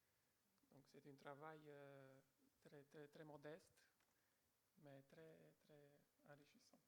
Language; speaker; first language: French; non-native, fluent; Romanian